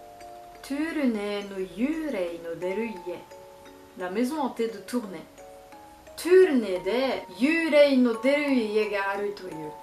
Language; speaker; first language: Japanese; non-native, learner; French